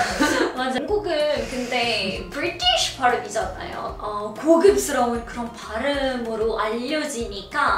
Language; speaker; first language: Korean; non-native, fluent; Arabic